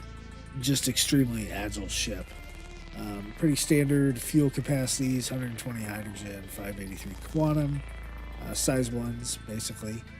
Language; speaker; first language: English; native; English